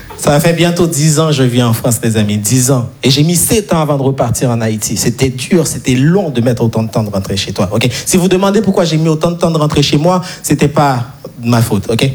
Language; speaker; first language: French; non-native, local second language; Haitian Creole